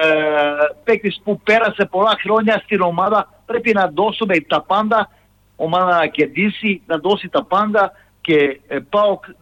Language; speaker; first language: Greek; non-native, fluent; Serbian